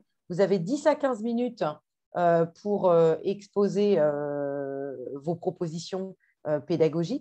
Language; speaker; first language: French; native; French